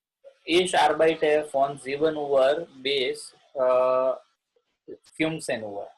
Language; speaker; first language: German; non-native, learner; Gujarati